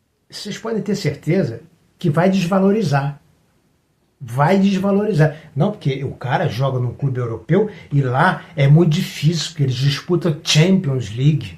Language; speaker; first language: Portuguese; native; Portuguese